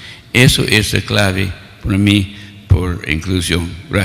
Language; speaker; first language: Spanish; non-native, learner; English